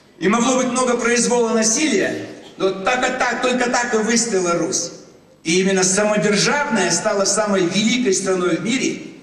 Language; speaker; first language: Russian; native; Russian